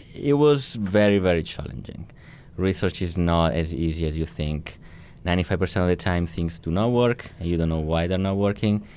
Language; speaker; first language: English; non-native, fluent; Italian